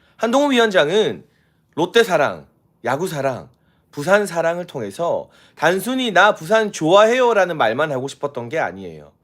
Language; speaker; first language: Korean; native; Korean